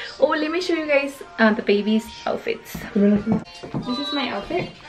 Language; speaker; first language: English; early bilingual, other home language; Spanish